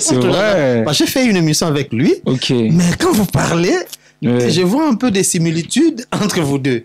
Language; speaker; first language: French; non-native, local second language; Lingala